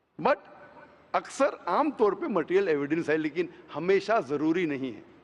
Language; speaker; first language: Hindi; non-native, local second language; Konkani